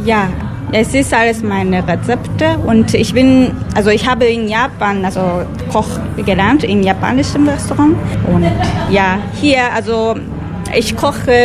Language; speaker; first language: German; non-native, learner; Japanese